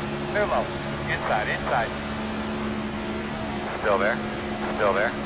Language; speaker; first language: English; native; English